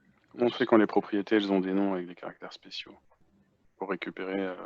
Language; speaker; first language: French; native; French